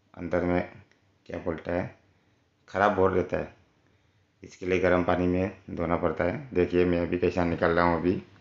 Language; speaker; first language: Hindi; non-native, local second language; Manipuri